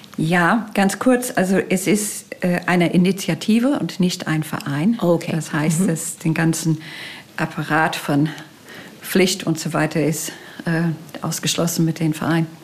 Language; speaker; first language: German; non-native, fluent; English